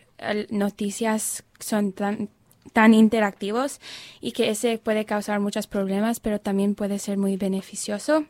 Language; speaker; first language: Spanish; non-native, learner; English